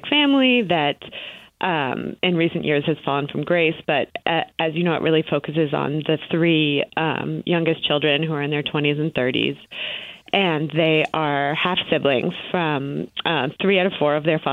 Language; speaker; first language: English; native; English